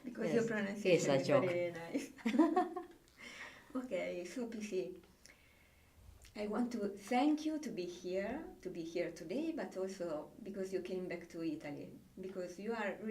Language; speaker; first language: English; non-native, fluent; Italian